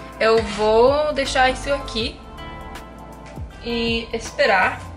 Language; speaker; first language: Portuguese; non-native, learner; English